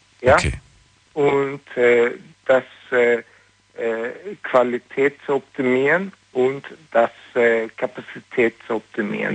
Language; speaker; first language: German; non-native, learner; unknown